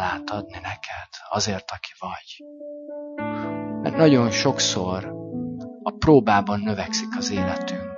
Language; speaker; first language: Hungarian; native; Hungarian